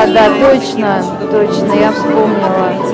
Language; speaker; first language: Russian; native; Russian